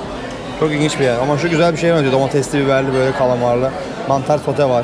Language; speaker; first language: Turkish; native; Turkish